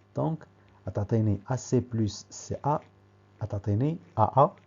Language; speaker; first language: French; non-native, local second language; Arabic